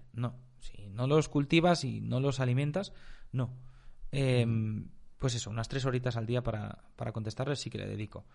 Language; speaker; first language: Spanish; native; Spanish